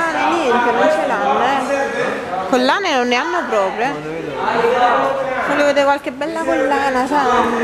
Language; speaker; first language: Italian; native; Italian